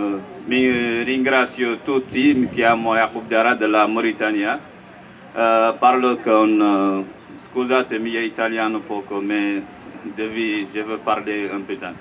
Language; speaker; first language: Italian; non-native, learner; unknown